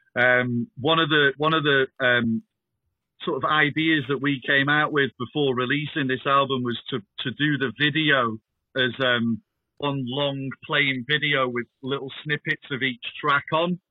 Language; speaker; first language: English; native; English